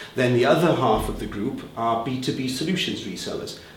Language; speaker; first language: English; native; English